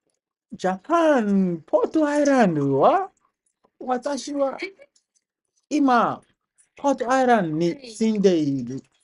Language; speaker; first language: Japanese; non-native, learner; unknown